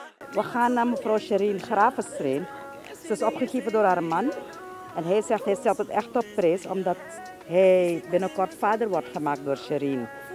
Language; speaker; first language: Dutch; native; Dutch